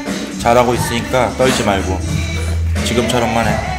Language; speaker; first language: Korean; native; Korean